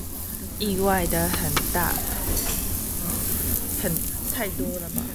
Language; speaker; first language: Chinese; early bilingual, heritage; Chinese